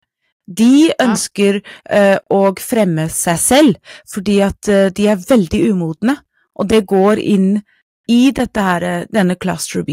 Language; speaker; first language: Norwegian; non-native, fluent; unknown